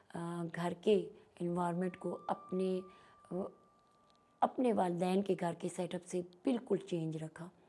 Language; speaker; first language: Urdu; non-native, local second language; Pashto